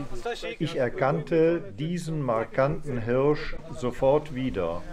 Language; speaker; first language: German; native; German